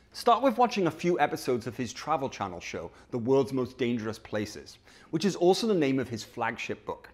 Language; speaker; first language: English; native; English